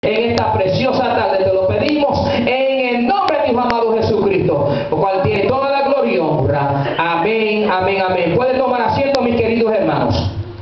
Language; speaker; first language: Spanish; early bilingual, heritage; Spanish